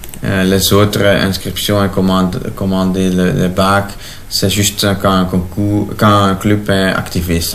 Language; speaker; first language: French; non-native, local second language; Dutch